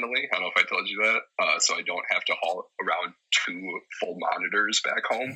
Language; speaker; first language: English; native; English